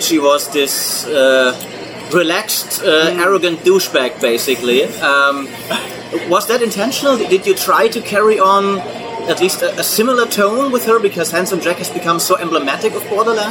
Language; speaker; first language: English; non-native, fluent; German